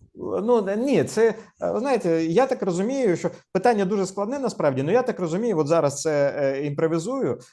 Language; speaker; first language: Ukrainian; non-native, local second language; Russian